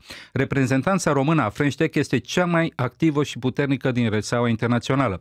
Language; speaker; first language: Romanian; native; Romanian